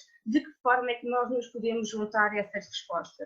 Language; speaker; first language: Portuguese; native; Portuguese